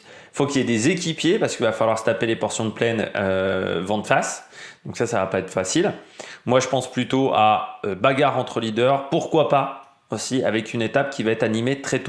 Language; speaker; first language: French; native; French